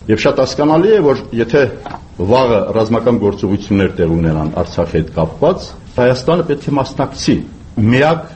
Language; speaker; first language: Armenian; native; Armenian